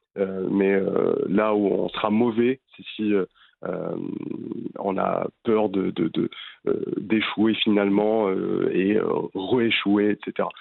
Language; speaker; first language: French; non-native, local second language; Arabic